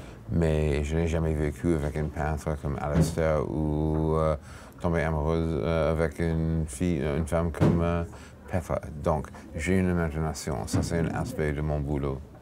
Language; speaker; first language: French; non-native, fluent; English